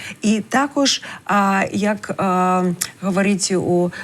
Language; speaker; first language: Ukrainian; non-native, learner; English